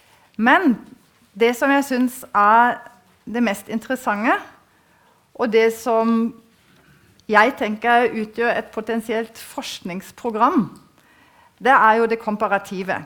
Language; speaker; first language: Norwegian; non-native, fluent; German